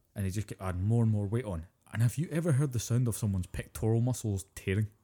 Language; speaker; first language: English; native; English